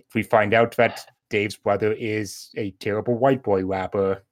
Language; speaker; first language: English; native; English